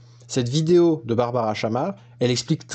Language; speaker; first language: French; native; French